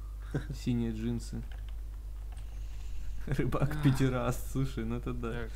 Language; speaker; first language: Russian; native; Russian